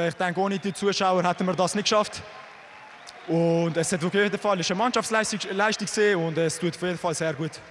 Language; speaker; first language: German; native; German